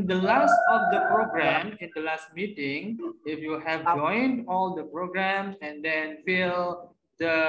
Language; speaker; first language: English; non-native, learner; Indonesian